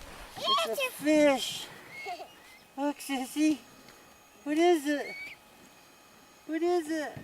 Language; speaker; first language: English; native; English